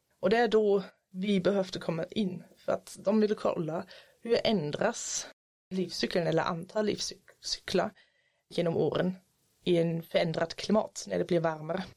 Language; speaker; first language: Swedish; non-native, fluent; German